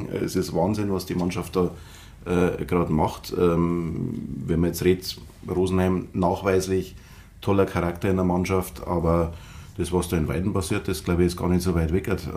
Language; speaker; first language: German; native; German